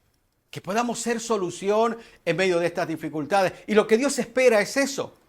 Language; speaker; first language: Spanish; native; Spanish